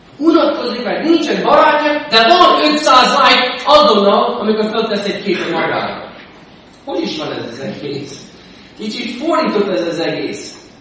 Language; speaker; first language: Hungarian; non-native, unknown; English